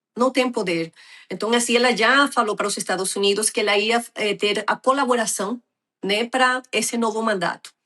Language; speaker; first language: Portuguese; non-native, fluent; Spanish